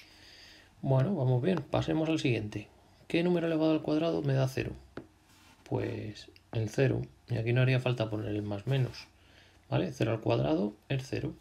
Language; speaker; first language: Spanish; native; Spanish